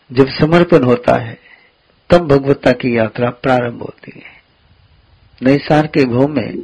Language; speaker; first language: Hindi; non-native, local second language; Gujarati